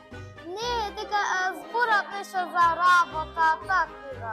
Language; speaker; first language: Macedonian; early bilingual, heritage; Macedonian